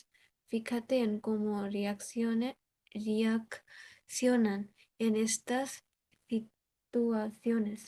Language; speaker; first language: Spanish; non-native, learner; Bangla